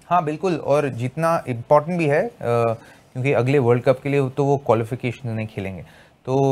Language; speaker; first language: Hindi; non-native, local second language; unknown